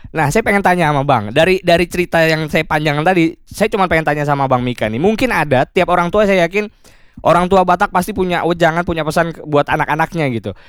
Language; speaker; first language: Indonesian; native; Indonesian